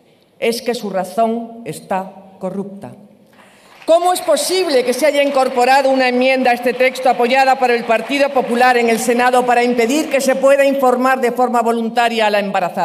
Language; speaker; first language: Spanish; native; Spanish